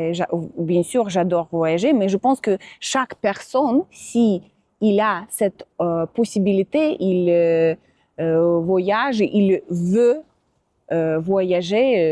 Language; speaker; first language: French; non-native, fluent; Russian